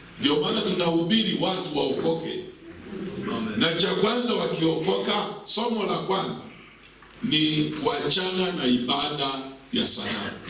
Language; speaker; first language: Swahili; native; Swahili